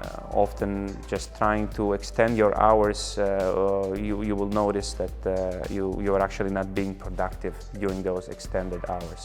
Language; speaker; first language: English; non-native, fluent; Latvian